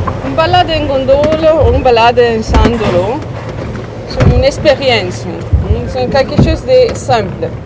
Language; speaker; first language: French; non-native, learner; Italian